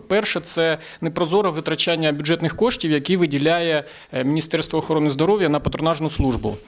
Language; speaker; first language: Ukrainian; native; Ukrainian